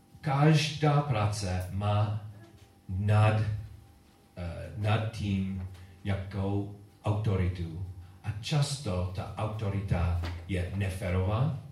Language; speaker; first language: Czech; non-native, learner; English